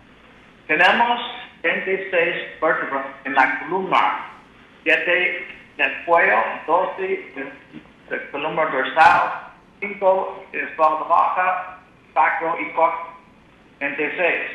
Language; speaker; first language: Spanish; non-native, learner; English